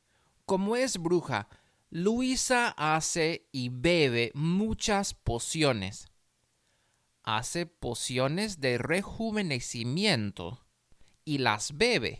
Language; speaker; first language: Spanish; non-native, fluent; English